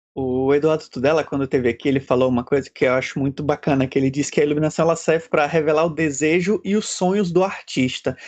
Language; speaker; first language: Portuguese; native; Portuguese